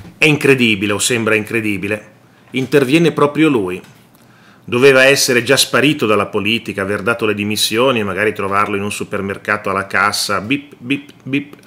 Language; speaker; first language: Italian; native; Italian